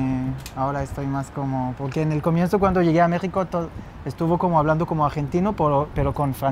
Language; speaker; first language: Spanish; non-native, fluent; Hebrew